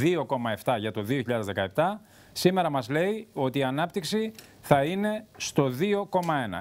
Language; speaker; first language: Greek; native; Greek